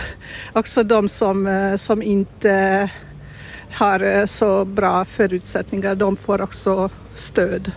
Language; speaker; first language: Swedish; non-native, fluent; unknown